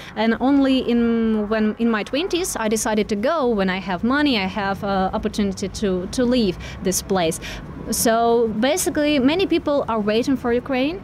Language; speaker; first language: English; non-native, fluent; Russian